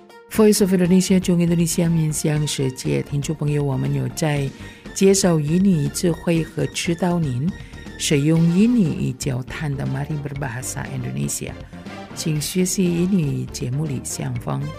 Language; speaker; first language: Chinese; non-native, fluent; Indonesian